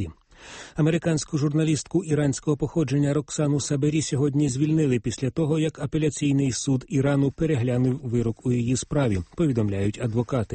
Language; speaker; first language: Ukrainian; native; Ukrainian